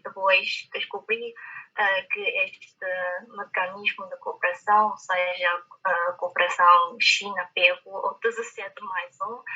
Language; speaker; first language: Portuguese; non-native, fluent; Chinese